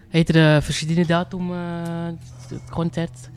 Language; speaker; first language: German; non-native, learner; French